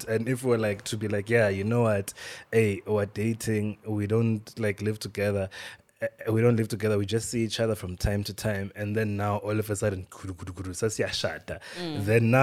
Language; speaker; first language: English; non-native, local second language; Swati